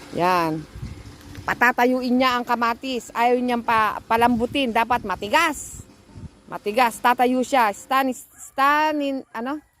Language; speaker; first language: Filipino; native; Filipino